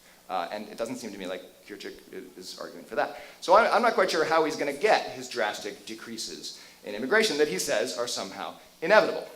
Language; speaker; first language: English; native; English